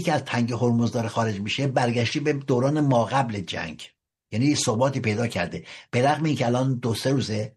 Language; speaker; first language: Persian; native; Persian